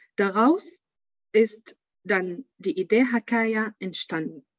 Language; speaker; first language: German; non-native, learner; Arabic